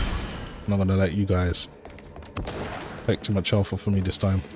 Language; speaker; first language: English; native; English